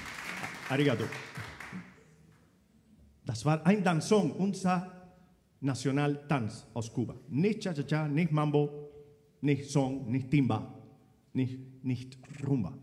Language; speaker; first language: German; non-native, fluent; Spanish